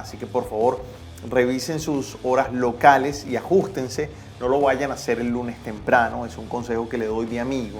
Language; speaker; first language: Spanish; native; Spanish